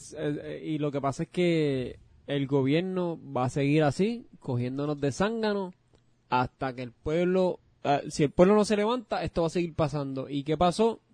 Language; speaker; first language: Spanish; native; Spanish